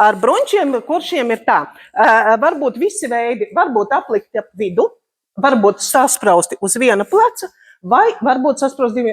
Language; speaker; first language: Latvian; native; Latvian